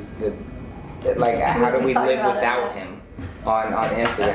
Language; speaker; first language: English; native; English